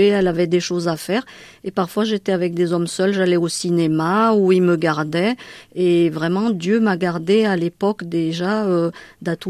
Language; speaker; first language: French; non-native, local second language; Malagasy